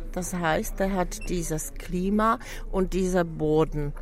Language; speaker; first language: German; non-native, fluent; Czech